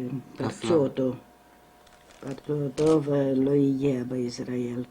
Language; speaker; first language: Hebrew; non-native, fluent; Romanian